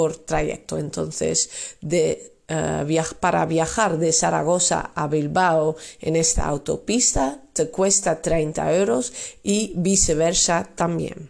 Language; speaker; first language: Spanish; non-native, fluent; Dutch